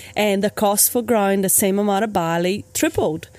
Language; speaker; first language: English; native; English